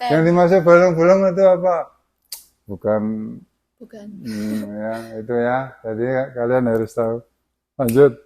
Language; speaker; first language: Indonesian; native; Indonesian